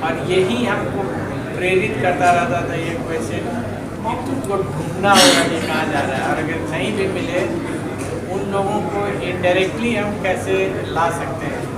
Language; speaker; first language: Hindi; native; Hindi